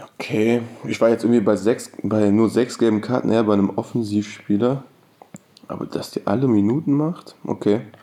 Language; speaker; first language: German; native; German